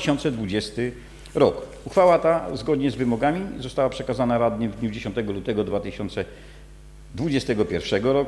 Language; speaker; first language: Polish; native; Polish